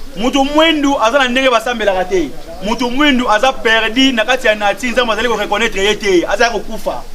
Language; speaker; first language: Lingala; non-native, local second language; Luba-Lulua